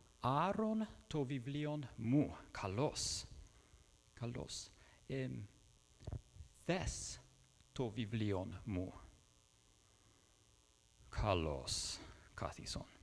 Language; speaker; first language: Greek; non-native, fluent; English